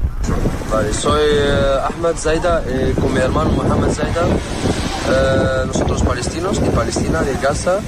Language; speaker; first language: Spanish; non-native, learner; Arabic